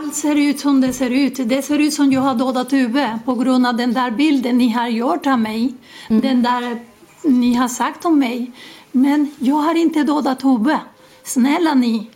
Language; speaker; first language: Swedish; non-native, learner; Spanish